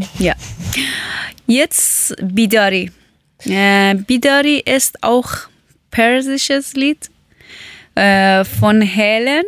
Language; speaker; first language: German; non-native, learner; Persian